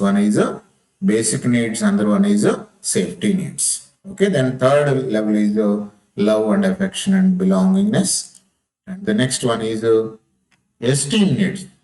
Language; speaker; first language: English; non-native, local second language; Telugu